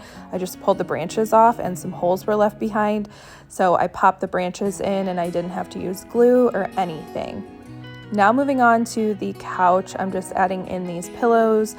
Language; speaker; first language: English; native; English